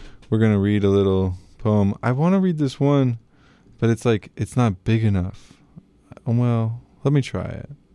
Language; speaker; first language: English; native; English